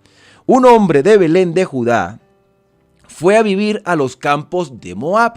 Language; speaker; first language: Spanish; native; Spanish